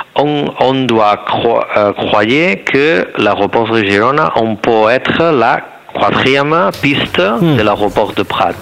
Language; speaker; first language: French; non-native, learner; Spanish